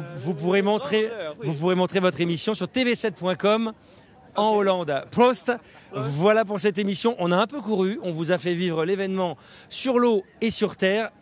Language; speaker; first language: French; native; French